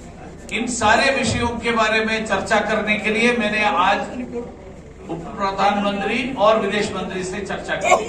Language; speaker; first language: Hindi; non-native, local second language; Malayalam